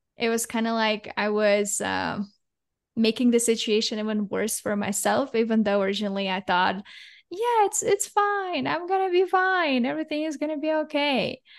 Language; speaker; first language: English; non-native, fluent; Russian